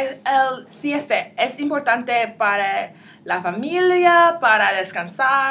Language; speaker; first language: Spanish; non-native, learner; English